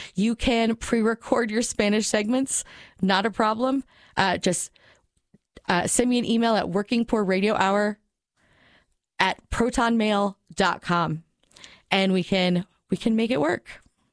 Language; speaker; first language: English; native; English